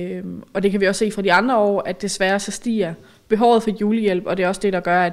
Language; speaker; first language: Danish; native; Danish